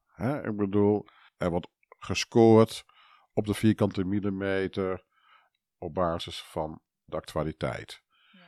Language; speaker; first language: Dutch; native; Dutch